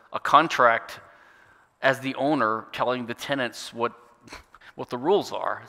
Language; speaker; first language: English; native; English